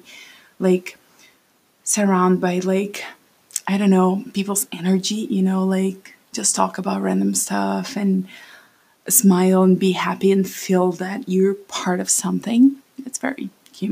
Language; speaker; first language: English; non-native, fluent; Portuguese